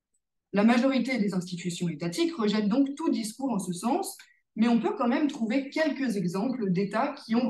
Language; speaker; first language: French; native; French